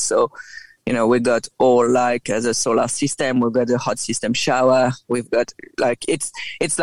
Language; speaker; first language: English; non-native, fluent; French